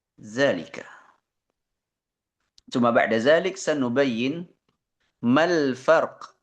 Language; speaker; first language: Arabic; non-native, fluent; Indonesian